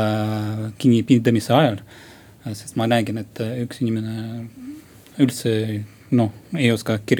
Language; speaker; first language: Estonian; non-native, local second language; Russian